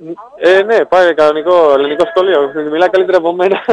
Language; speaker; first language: Greek; non-native, learner; Spanish